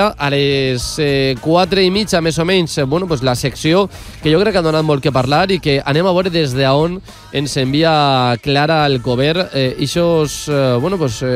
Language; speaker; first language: Catalan; native; Catalan